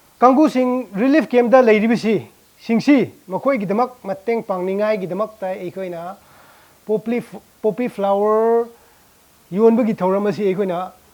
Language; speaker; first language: Manipuri; non-native, local second language; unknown